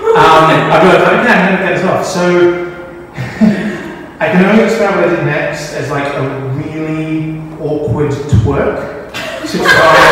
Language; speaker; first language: English; native; English